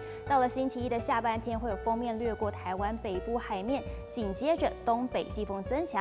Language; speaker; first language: Chinese; native; Chinese